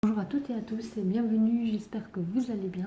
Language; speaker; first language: French; native; French